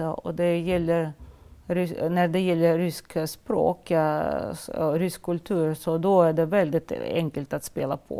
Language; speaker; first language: Swedish; non-native, fluent; Russian